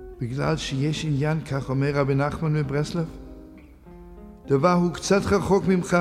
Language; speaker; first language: Hebrew; non-native, fluent; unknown